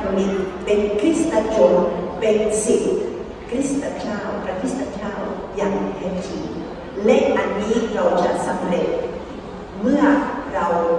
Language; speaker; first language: Thai; non-native, fluent; Spanish